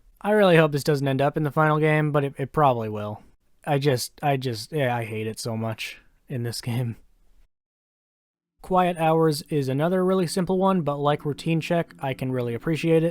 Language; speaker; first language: English; native; English